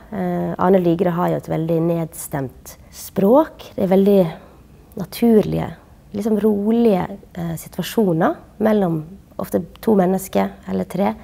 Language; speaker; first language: Norwegian; native; Norwegian